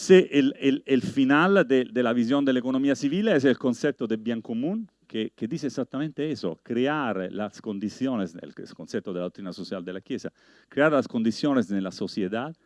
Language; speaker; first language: Spanish; non-native, learner; Italian